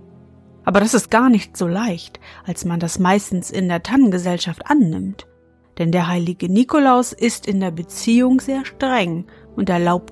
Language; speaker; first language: German; native; German